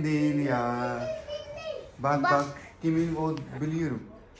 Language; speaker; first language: Turkish; non-native, learner; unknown